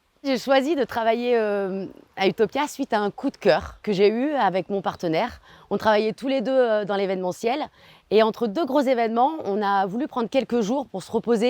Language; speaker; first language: French; native; French